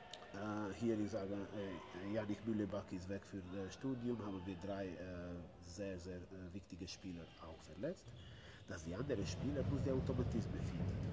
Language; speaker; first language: German; non-native, learner; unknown